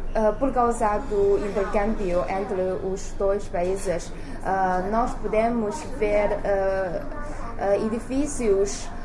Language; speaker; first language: Portuguese; non-native, learner; Chinese